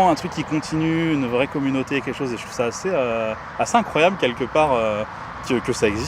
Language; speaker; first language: French; native; French